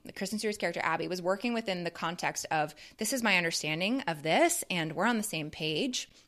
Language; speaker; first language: English; native; English